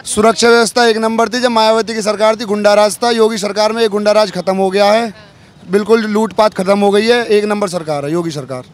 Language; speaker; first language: Hindi; native; Hindi